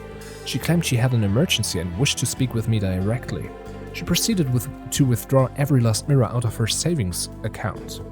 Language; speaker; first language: English; non-native, fluent; German